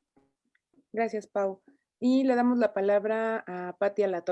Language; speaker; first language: Spanish; native; Spanish